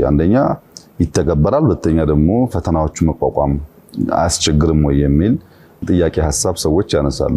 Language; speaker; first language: Amharic; non-native, local second language; Oromo